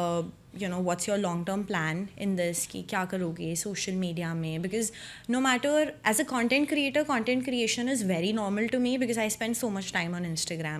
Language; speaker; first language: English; non-native, local second language; Hindi